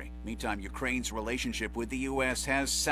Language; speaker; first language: English; native; English